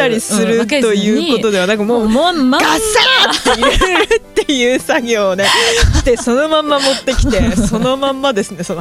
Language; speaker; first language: Japanese; native; Japanese